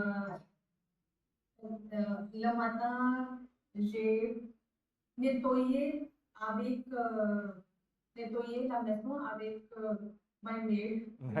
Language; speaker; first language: French; non-native, learner; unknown